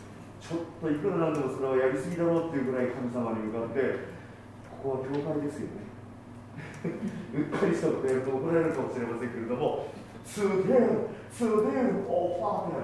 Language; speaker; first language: Japanese; native; Japanese